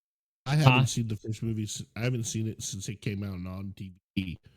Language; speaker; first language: English; native; English